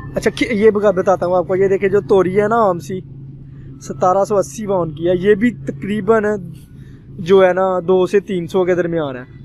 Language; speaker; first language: Urdu; non-native, local second language; Punjabi